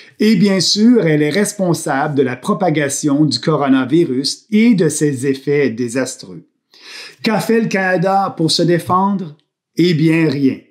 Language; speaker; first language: French; native; French